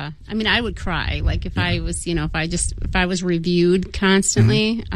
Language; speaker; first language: English; native; English